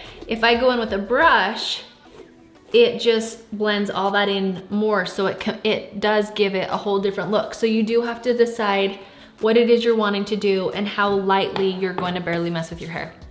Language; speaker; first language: English; native; English